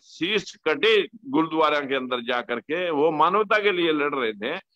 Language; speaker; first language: Hindi; native; Hindi